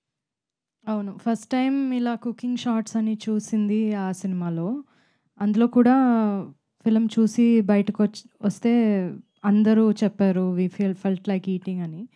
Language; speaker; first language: Telugu; non-native, fluent; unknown